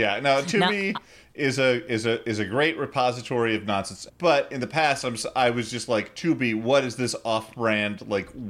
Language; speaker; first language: English; native; English